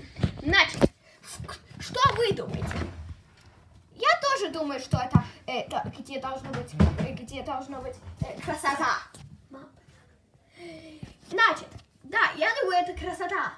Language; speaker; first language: Russian; early bilingual, heritage; Russian